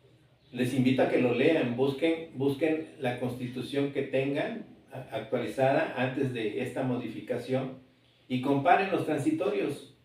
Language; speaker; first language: Spanish; native; Spanish